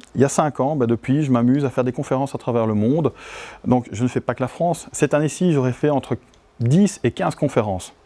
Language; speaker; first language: French; native; French